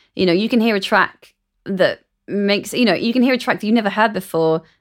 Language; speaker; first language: English; native; English